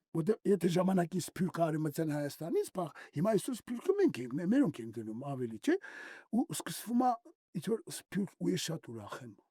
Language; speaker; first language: Armenian; native; Armenian